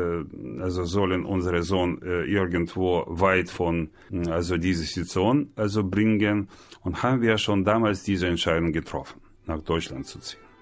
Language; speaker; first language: German; non-native, learner; Russian